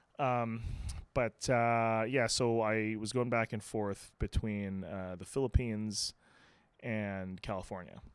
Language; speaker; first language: English; non-native, local second language; Filipino